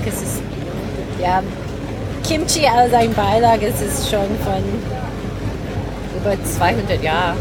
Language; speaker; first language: German; non-native, learner; Korean